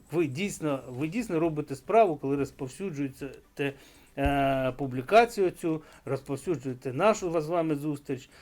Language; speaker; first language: Ukrainian; non-native, local second language; Russian